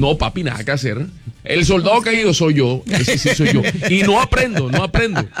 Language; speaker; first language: Spanish; native; Spanish